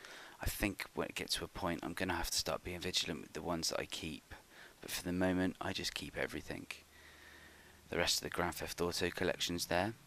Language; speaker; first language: English; native; English